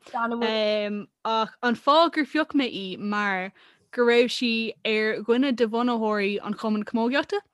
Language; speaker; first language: Irish; non-native, local second language; English